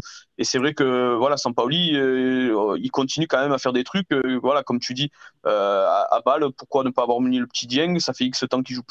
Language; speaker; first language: French; native; French